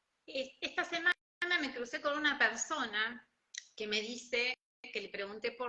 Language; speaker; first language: Spanish; native; Spanish